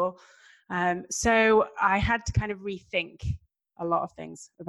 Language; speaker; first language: English; native; English